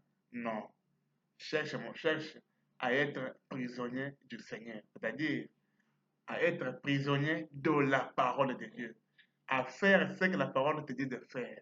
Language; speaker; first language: French; non-native, fluent; Portuguese